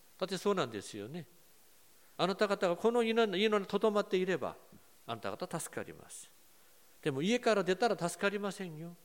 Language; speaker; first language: Japanese; non-native, fluent; Korean